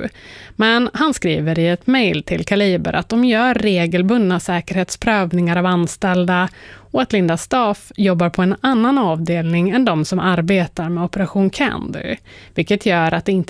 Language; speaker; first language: Swedish; native; Swedish